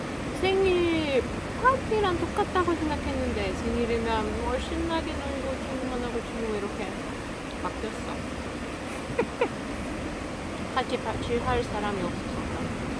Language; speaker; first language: Korean; non-native, fluent; Russian